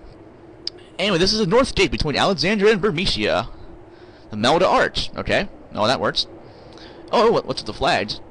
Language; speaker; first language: English; native; English